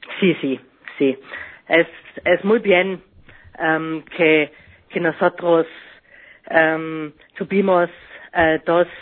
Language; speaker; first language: Spanish; non-native, learner; German